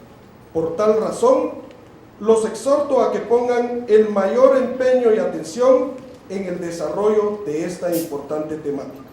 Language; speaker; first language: Spanish; native; Spanish